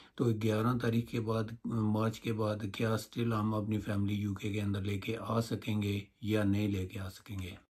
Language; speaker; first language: Urdu; non-native, local second language; Punjabi